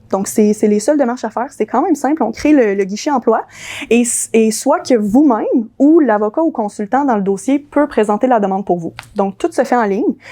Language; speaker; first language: French; early bilingual, other home language; English